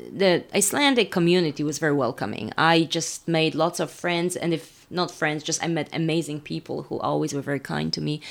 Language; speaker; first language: English; non-native, fluent; Polish